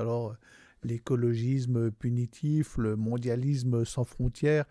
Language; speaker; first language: French; native; French